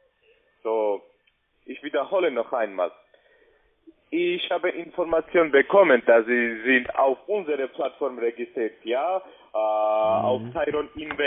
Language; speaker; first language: German; non-native, learner; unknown